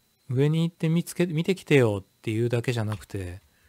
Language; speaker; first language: Japanese; native; Japanese